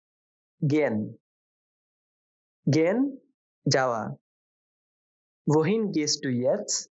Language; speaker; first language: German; non-native, fluent; Bangla